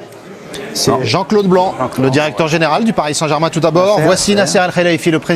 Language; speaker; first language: French; native; French